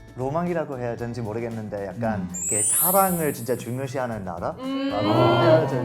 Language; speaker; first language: Korean; non-native, fluent; English